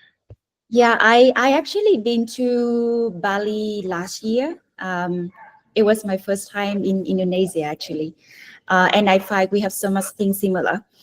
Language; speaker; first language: English; non-native, fluent; Vietnamese